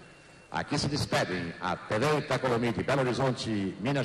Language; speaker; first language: Portuguese; native; Portuguese